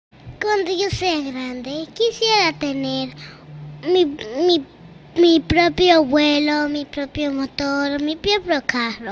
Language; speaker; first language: Spanish; early bilingual, other home language; Haitian Creole